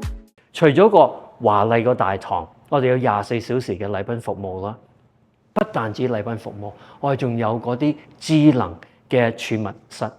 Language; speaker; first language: Cantonese; native; Cantonese